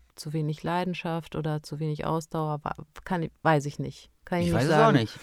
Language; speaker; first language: German; early bilingual, other home language; Romanian